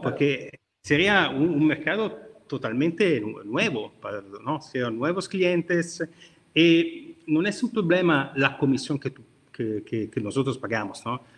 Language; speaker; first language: Spanish; non-native, learner; Italian